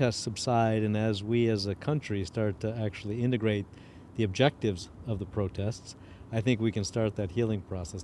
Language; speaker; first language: English; native; English